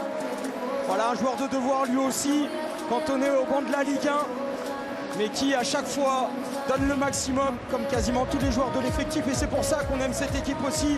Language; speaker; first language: French; native; French